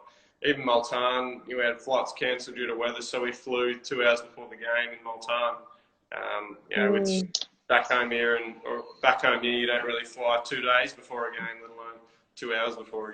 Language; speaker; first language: English; native; English